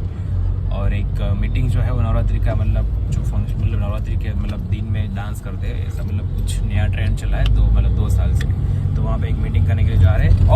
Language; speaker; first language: Hindi; non-native, local second language; Gujarati